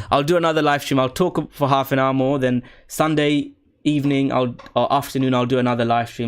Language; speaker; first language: English; native; English